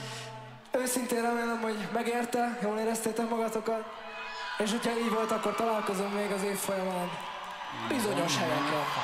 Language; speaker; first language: Hungarian; native; Hungarian